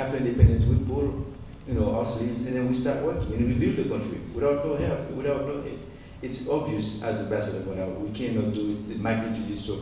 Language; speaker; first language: English; non-native, fluent; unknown